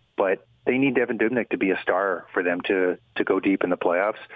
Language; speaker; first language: English; native; English